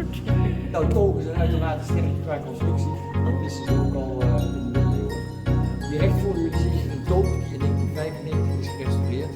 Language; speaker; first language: Dutch; native; Dutch